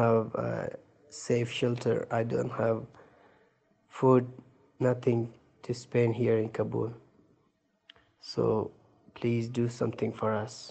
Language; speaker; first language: English; non-native, learner; Persian